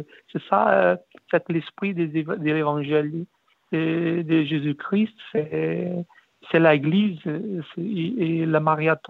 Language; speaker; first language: French; non-native, learner; Portuguese